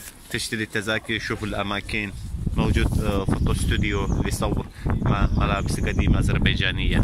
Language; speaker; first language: Arabic; non-native, learner; Azerbaijani